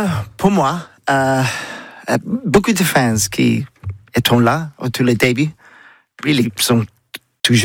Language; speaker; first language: French; non-native, learner; English